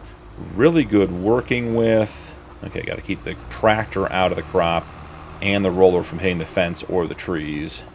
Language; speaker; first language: English; native; English